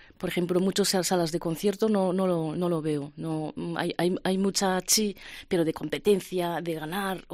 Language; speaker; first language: Spanish; non-native, fluent; Japanese